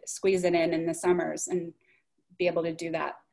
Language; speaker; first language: English; native; English